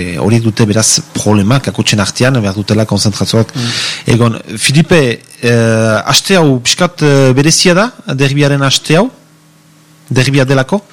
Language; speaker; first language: Basque; native; Basque